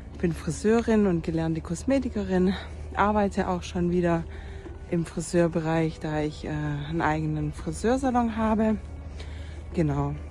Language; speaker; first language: German; native; German